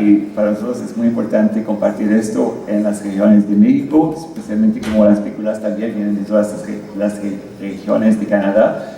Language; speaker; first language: Spanish; non-native, fluent; French